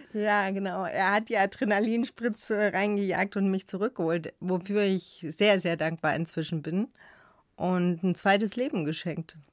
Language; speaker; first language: German; native; German